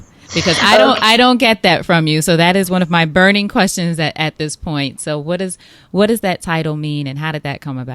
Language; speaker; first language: English; native; English